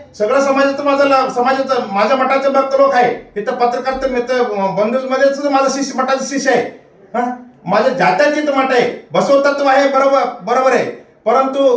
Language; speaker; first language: Marathi; non-native, local second language; Kannada